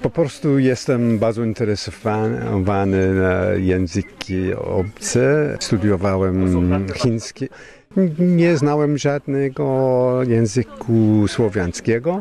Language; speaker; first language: Polish; non-native, learner; English